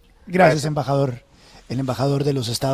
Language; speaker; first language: Spanish; native; Spanish